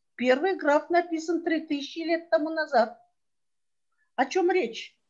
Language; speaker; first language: Russian; non-native, local second language; Kyrgyz